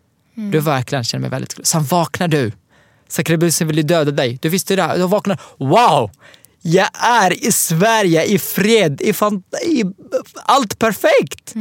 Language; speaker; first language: Swedish; non-native, learner; Arabic